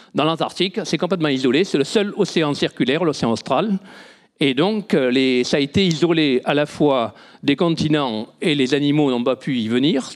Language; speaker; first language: French; native; French